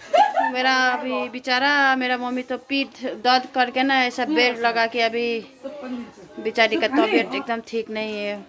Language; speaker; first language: Hindi; non-native, local second language; Nepali